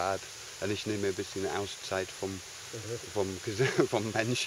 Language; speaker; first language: German; non-native, fluent; English